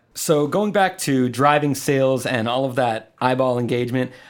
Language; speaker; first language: English; non-native, fluent; Spanish